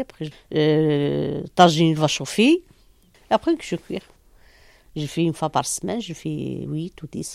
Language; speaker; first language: French; non-native, learner; Arabic